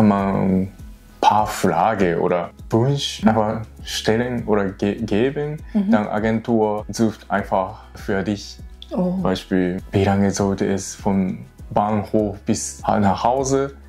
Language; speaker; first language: German; non-native, learner; Japanese